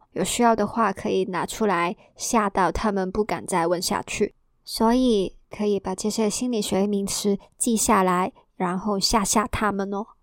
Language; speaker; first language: Chinese; non-native, local second language; Cantonese